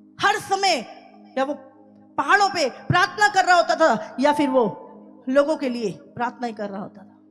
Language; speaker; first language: Hindi; native; Hindi